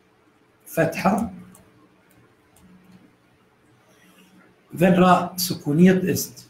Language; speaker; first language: German; non-native, fluent; Arabic